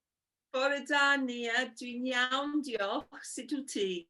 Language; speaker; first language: Welsh; non-native, fluent; English